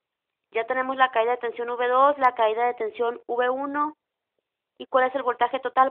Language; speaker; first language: Spanish; native; Spanish